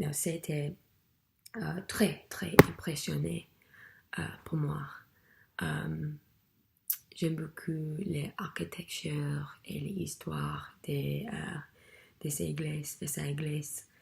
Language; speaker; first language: French; non-native, learner; English